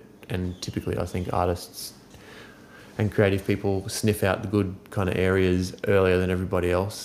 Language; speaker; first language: English; native; English